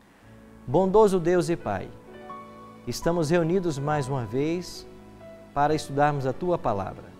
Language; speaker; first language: Portuguese; native; Portuguese